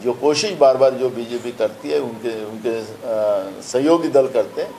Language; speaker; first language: Hindi; non-native, local second language; Marathi